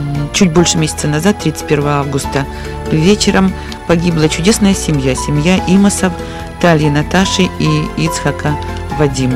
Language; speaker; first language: Russian; native; Russian